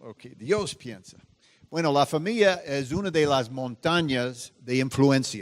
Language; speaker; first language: Spanish; non-native, fluent; English